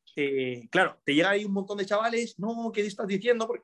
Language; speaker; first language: Spanish; early bilingual, other home language; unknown